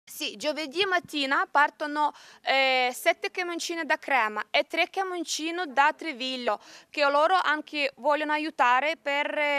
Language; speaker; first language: Italian; non-native, fluent; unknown